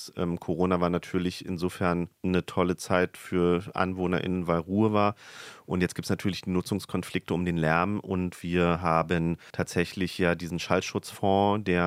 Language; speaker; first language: German; native; German